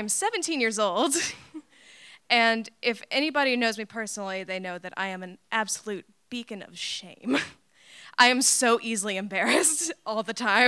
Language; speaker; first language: English; native; English